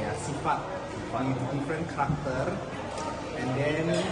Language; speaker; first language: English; non-native, learner; Indonesian